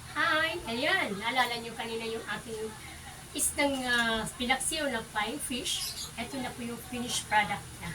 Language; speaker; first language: Filipino; non-native, local second language; Cebuano